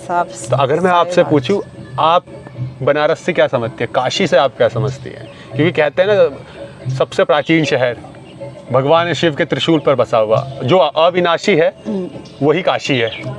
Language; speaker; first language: Hindi; native; Hindi